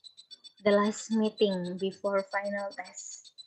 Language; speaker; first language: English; non-native, learner; Indonesian